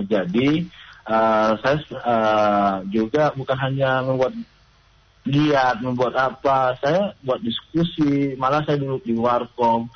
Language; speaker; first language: Indonesian; native; Indonesian